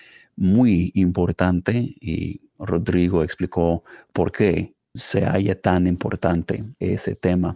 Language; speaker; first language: Spanish; non-native, fluent; English